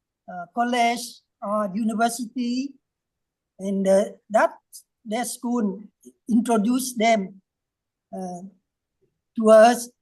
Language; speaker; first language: English; non-native, learner; Vietnamese